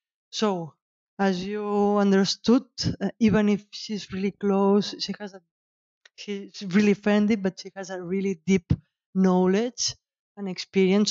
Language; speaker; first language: English; non-native, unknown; Catalan